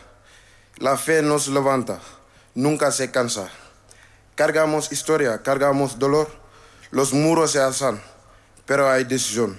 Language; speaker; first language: Spanish; non-native, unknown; Wolof